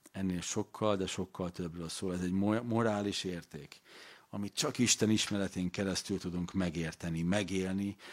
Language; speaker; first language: Hungarian; native; Hungarian